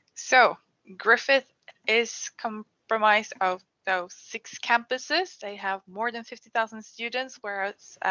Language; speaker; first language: English; non-native, fluent; Norwegian